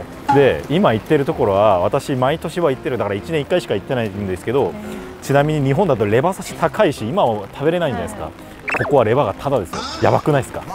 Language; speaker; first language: Japanese; non-native, fluent; Korean